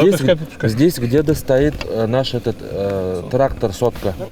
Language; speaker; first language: Russian; native; Russian